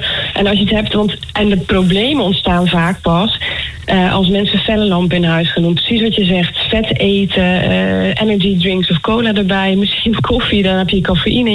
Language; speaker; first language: Dutch; native; Dutch